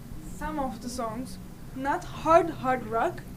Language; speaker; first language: English; non-native, learner; Turkish